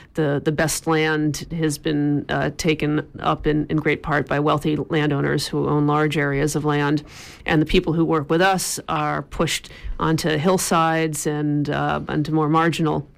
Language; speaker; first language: English; native; English